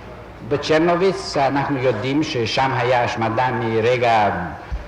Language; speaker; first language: Hebrew; non-native, fluent; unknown